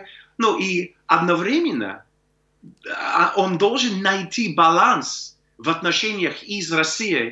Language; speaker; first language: Russian; non-native, fluent; English